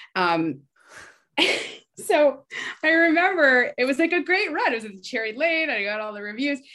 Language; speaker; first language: English; native; English